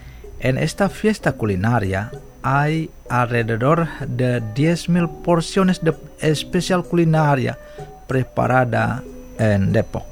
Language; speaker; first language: Spanish; non-native, fluent; Indonesian